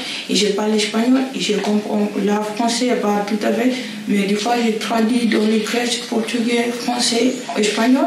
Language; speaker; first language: French; non-native, learner; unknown